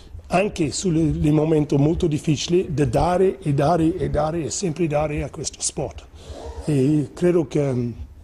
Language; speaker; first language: Italian; non-native, fluent; English